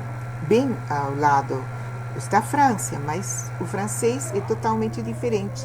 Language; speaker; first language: Portuguese; non-native, fluent; Spanish